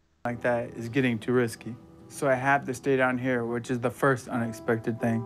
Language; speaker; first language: English; native; English